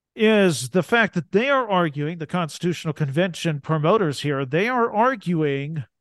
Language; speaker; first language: English; native; English